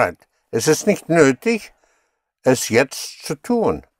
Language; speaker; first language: German; non-native, fluent; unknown